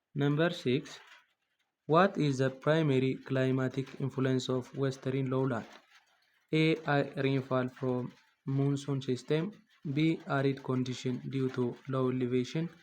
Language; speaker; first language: English; non-native, local second language; Amharic